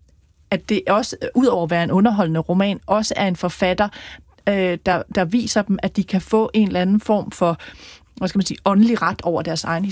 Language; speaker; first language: Danish; native; Danish